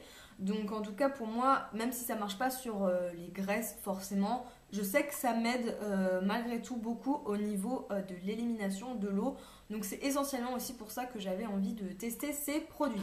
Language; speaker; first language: French; native; French